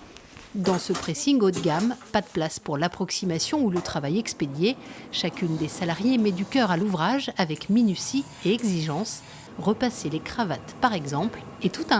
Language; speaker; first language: French; native; French